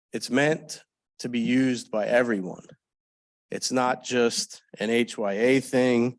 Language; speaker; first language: English; native; English